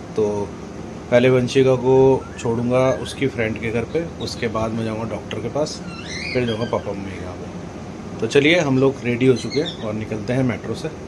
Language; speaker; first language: Hindi; native; Hindi